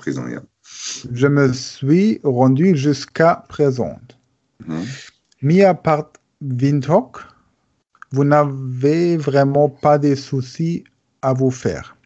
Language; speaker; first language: French; non-native, learner; German